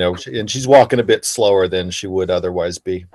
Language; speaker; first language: English; native; English